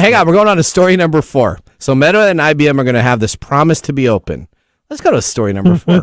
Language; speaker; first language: English; native; English